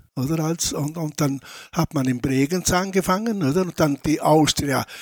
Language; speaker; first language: German; native; German